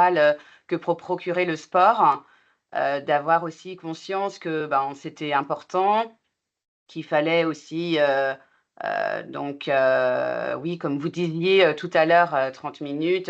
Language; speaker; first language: French; native; French